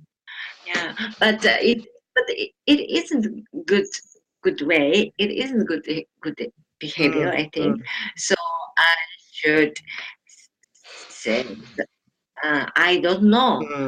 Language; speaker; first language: English; non-native, learner; Japanese